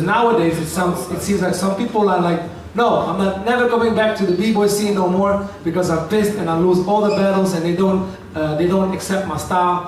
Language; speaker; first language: English; non-native, fluent; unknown